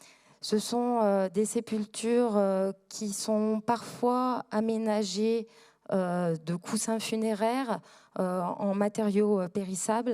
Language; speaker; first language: French; native; French